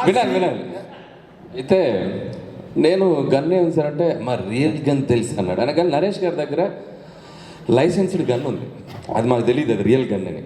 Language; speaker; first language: Telugu; native; Telugu